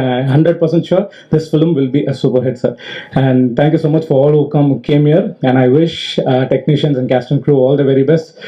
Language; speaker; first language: English; non-native, local second language; Tamil